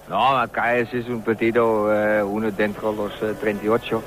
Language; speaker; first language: Spanish; non-native, learner; Dutch